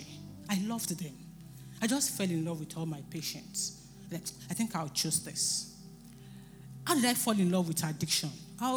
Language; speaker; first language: English; non-native, local second language; Yoruba